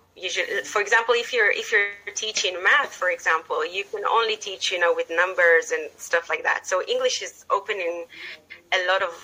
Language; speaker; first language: English; non-native, fluent; Hebrew